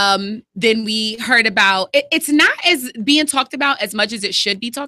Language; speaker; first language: English; native; English